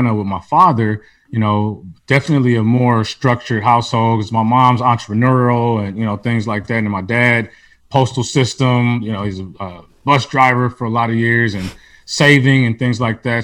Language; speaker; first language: English; native; English